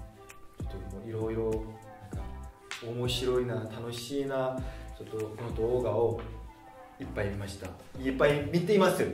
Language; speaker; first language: Japanese; non-native, fluent; Korean